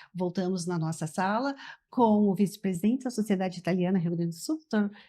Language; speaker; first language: Portuguese; native; Portuguese